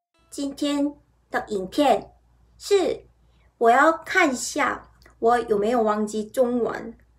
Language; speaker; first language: Chinese; non-native, fluent; Korean